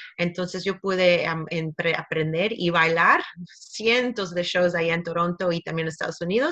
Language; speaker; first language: Spanish; early bilingual, heritage; Spanish